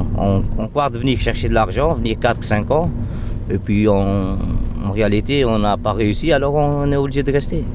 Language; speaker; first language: French; non-native, fluent; Portuguese